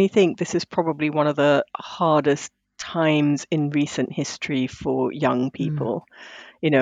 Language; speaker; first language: English; non-native, local second language; Tamil